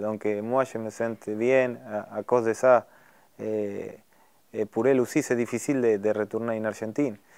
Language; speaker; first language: French; non-native, learner; Spanish